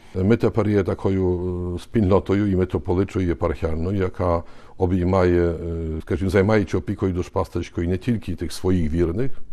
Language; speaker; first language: Ukrainian; early bilingual, heritage; Ukrainian